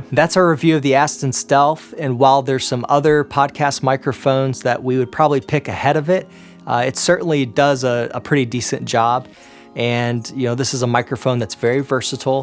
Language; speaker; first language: English; native; English